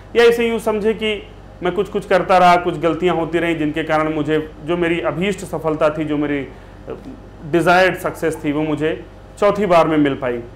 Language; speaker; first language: Hindi; native; Hindi